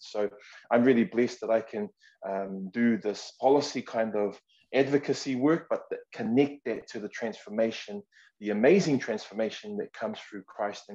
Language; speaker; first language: English; native; English